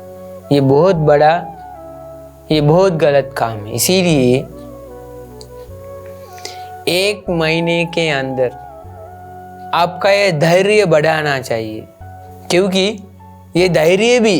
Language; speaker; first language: Hindi; non-native, local second language; Sinhala